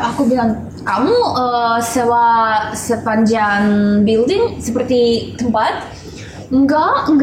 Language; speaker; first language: Indonesian; non-native, learner; Russian